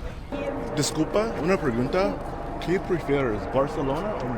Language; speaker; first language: Spanish; non-native, learner; English